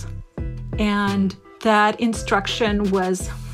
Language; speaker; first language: English; non-native, fluent; Spanish